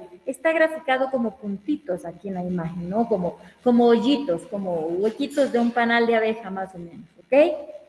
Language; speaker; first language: Spanish; native; Spanish